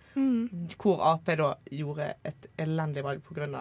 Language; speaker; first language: Norwegian; native; Norwegian